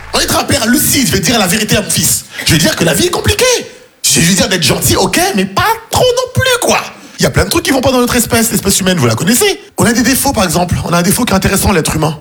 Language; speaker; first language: French; native; French